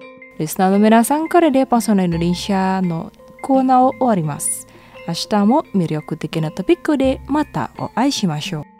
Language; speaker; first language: Japanese; non-native, fluent; Indonesian